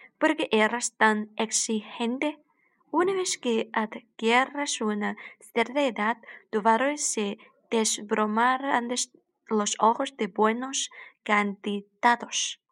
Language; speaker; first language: Spanish; non-native, learner; Chinese